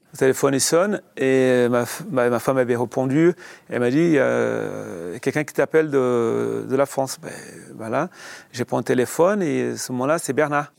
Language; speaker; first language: French; non-native, fluent; Portuguese